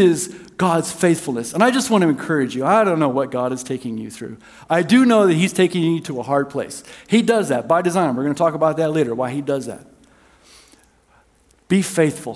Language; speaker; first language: English; native; English